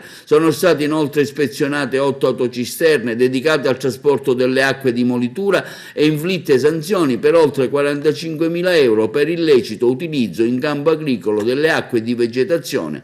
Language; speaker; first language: Italian; native; Italian